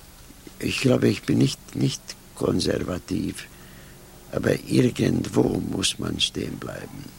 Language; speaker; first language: German; non-native, fluent; Hungarian